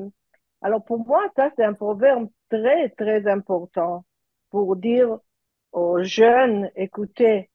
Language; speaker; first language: French; early bilingual, heritage; French